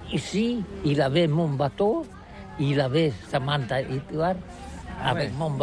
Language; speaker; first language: French; non-native, learner; Catalan